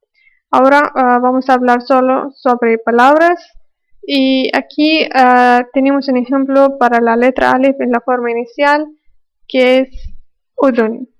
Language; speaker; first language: Spanish; non-native, fluent; Arabic